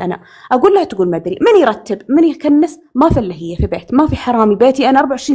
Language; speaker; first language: Arabic; native; Arabic